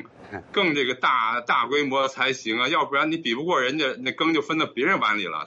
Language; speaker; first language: Chinese; native; Chinese